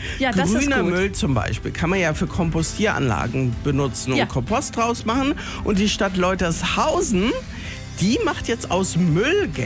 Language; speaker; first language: German; native; German